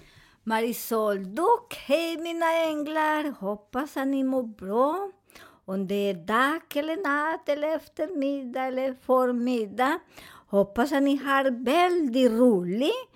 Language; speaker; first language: Swedish; non-native, fluent; Spanish